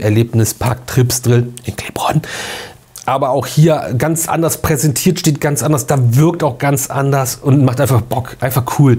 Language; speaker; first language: German; native; German